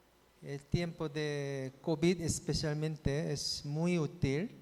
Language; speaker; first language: Spanish; non-native, fluent; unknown